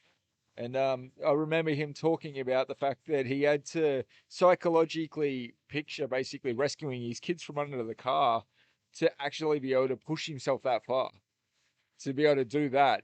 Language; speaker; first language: English; native; English